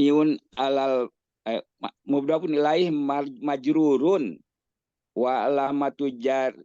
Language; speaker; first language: Arabic; non-native, learner; Indonesian